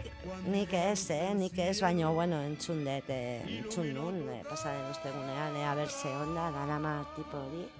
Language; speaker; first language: Basque; non-native, local second language; Spanish